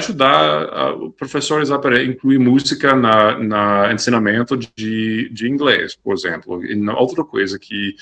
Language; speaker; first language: Portuguese; non-native, fluent; English